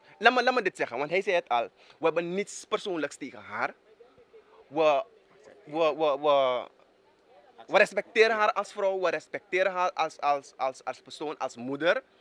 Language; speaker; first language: Dutch; native; Dutch